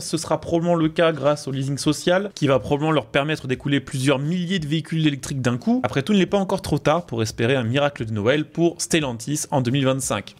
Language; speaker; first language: French; native; French